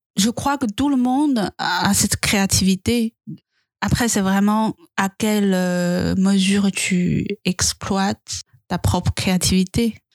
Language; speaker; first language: French; non-native, fluent; Chinese